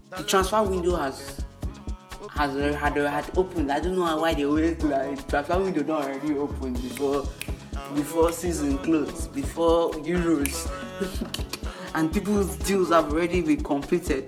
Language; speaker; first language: English; non-native, local second language; Yoruba